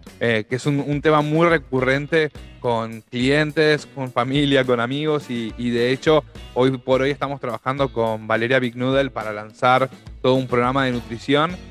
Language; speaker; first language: Spanish; native; Spanish